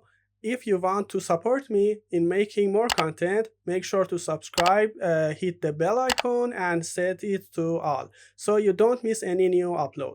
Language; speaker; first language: English; non-native, fluent; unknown